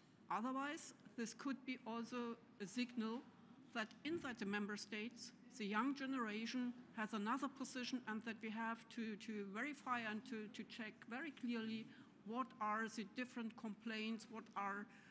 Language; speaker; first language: English; non-native, fluent; German